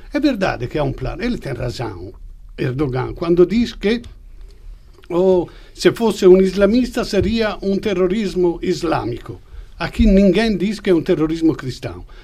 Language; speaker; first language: Portuguese; non-native, fluent; Italian